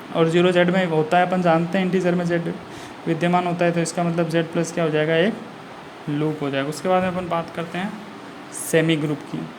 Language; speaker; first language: Hindi; native; Hindi